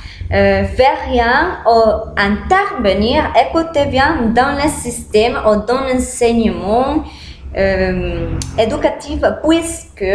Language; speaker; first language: French; non-native, learner; Spanish